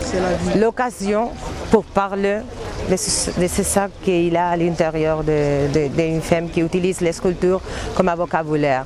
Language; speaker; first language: French; non-native, learner; Spanish